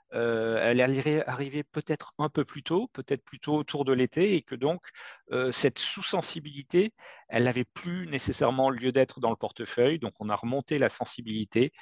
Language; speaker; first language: French; native; French